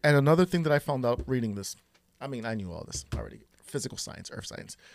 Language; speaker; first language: English; early bilingual, other home language; Spanish